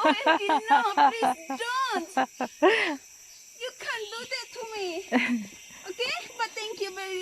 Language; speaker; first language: English; non-native, local second language; Malay